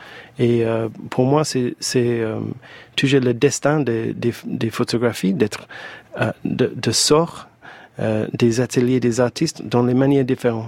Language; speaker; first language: French; non-native, fluent; English